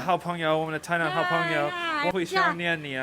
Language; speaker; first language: Chinese; non-native, learner; English